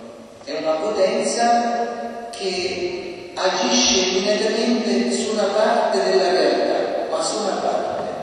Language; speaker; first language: Italian; native; Italian